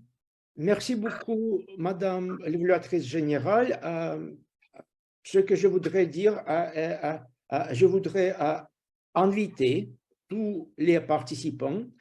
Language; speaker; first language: French; non-native, fluent; Russian